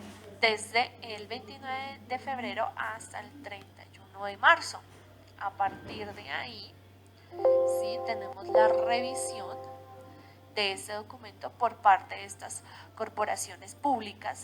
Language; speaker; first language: Spanish; native; Spanish